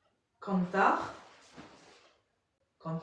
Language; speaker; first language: Spanish; non-native, learner; French